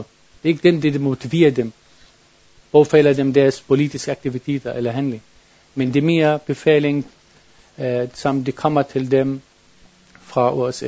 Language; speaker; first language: Danish; non-native, learner; Arabic